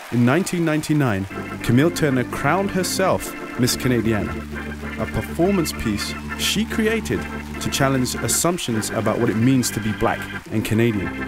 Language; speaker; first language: English; native; English